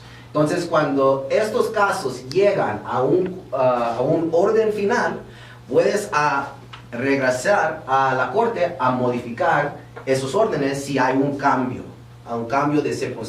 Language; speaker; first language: Spanish; early bilingual, heritage; Spanish